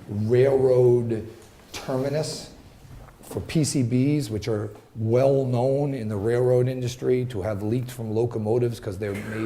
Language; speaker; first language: English; native; English